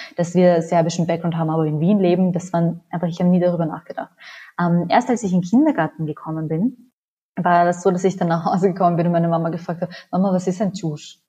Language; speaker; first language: German; native; German